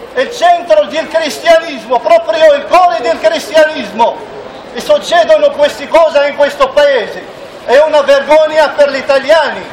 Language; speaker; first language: Italian; non-native, fluent; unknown